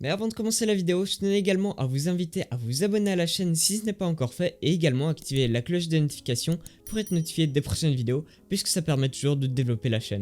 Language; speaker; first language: French; native; French